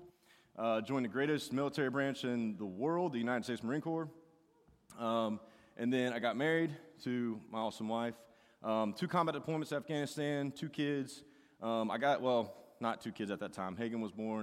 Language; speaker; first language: English; native; English